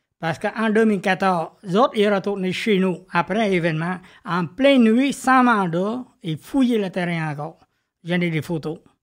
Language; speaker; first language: French; non-native, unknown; Vietnamese